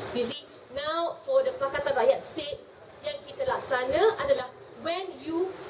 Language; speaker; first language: English; non-native, local second language; Malay